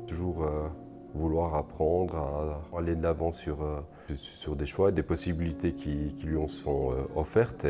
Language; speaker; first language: French; native; French